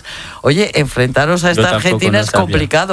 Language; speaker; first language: Spanish; native; Spanish